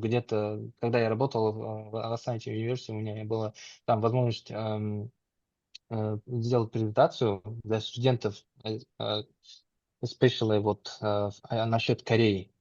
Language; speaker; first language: Russian; non-native, local second language; Kazakh